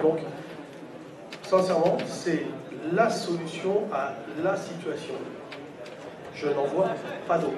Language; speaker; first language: French; native; French